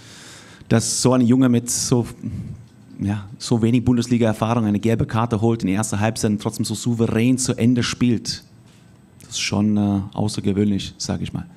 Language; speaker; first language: German; native; German